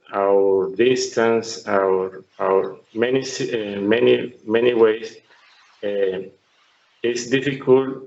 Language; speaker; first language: English; non-native, learner; Spanish